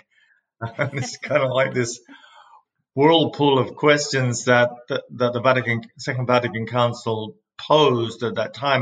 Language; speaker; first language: English; native; English